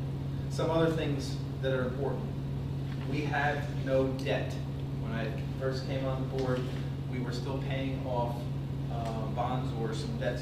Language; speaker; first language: English; native; English